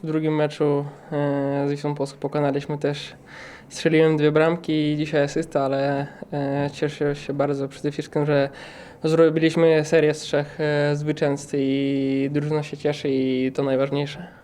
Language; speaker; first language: Polish; non-native, fluent; Russian